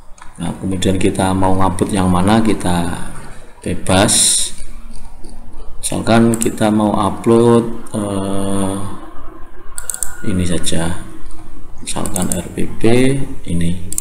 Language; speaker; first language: Indonesian; native; Indonesian